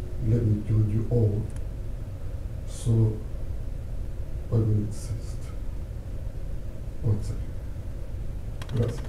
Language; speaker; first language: English; non-native, fluent; Spanish